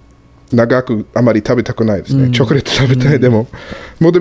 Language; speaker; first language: Japanese; non-native, fluent; English